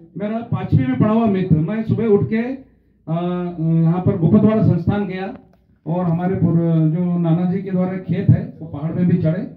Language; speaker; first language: Hindi; non-native, local second language; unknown